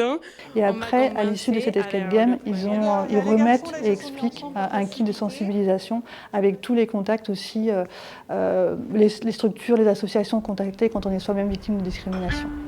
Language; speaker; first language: French; native; French